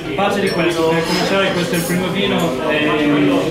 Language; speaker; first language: Italian; non-native, fluent; English